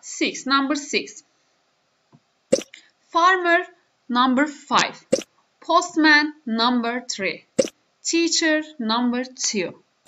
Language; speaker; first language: English; non-native, fluent; Turkish